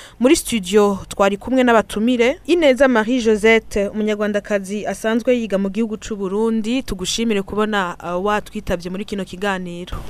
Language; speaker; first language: Kinyarwanda; native; Kinyarwanda